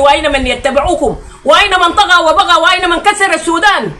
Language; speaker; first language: Arabic; native; Arabic